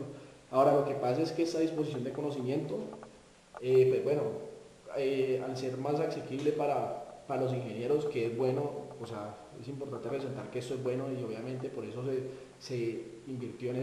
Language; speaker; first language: Spanish; native; Spanish